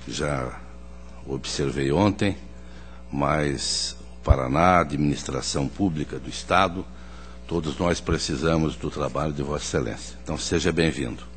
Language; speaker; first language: Portuguese; native; Portuguese